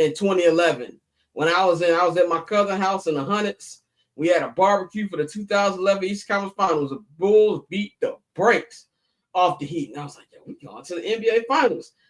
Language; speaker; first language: English; native; English